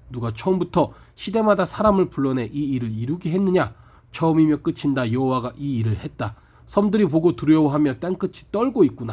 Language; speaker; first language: Korean; native; Korean